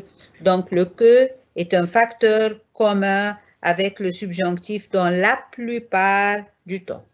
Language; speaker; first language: French; non-native, fluent; Arabic